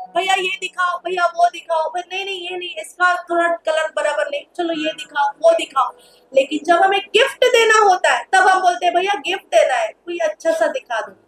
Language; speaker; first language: Hindi; non-native, local second language; Marathi